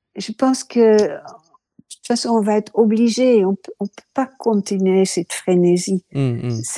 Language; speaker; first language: French; non-native, fluent; Dutch